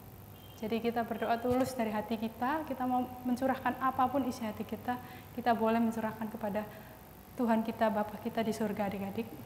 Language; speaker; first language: Indonesian; native; Indonesian